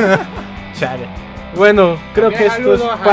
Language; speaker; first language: Spanish; native; Spanish